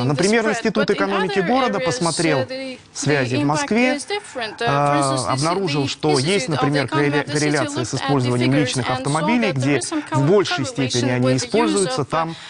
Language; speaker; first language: Russian; native; Russian